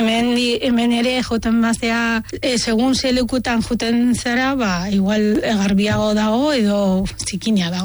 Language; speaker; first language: Basque; non-native, fluent; Arabic